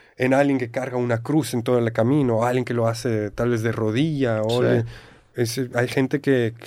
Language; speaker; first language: Spanish; non-native, fluent; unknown